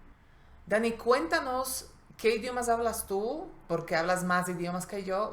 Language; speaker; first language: Spanish; non-native, fluent; Slovak